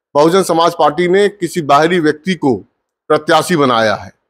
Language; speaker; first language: Hindi; native; Hindi